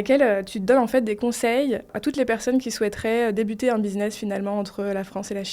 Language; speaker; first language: French; native; French